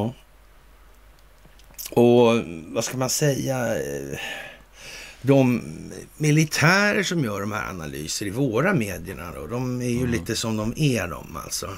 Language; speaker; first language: Swedish; native; Swedish